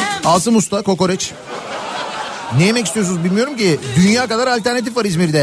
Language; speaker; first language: Turkish; native; Turkish